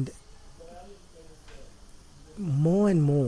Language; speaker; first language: English; non-native, local second language; Sinhala